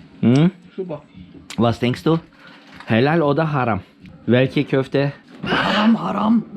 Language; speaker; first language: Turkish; early bilingual, heritage; Turkish